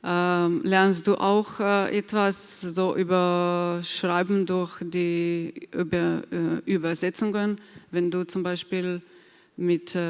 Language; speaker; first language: German; non-native, fluent; Slovenian